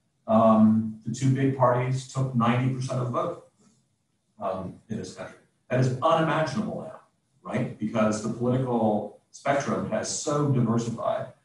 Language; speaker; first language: English; native; English